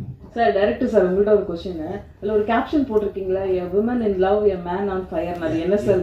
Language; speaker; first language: Tamil; native; Tamil